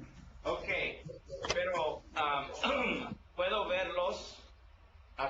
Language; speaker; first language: Spanish; non-native, learner; English